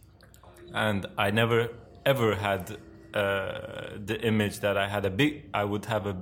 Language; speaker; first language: English; non-native, fluent; Turkish